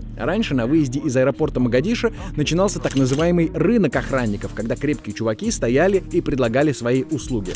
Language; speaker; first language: Russian; native; Russian